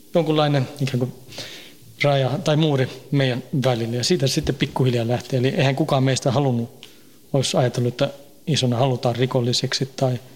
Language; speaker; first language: Finnish; early bilingual, heritage; Finnish